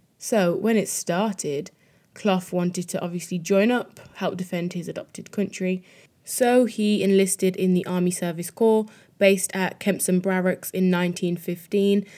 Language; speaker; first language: English; native; English